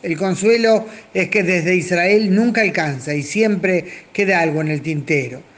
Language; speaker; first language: Spanish; native; Spanish